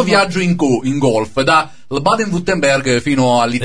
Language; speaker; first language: Italian; native; Italian